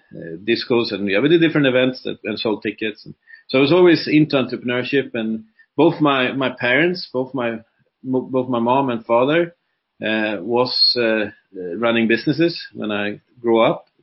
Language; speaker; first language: English; non-native, fluent; Swedish